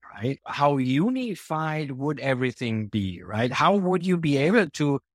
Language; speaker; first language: English; non-native, fluent; German